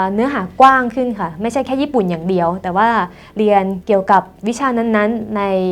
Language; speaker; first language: Thai; native; Thai